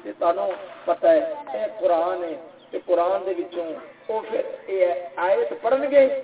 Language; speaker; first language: Urdu; non-native, local second language; Punjabi